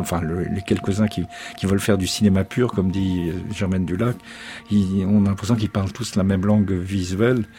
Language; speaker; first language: French; native; French